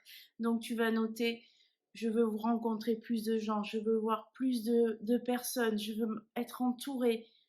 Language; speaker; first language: French; native; French